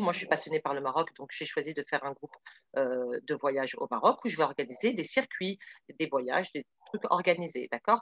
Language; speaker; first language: French; native; French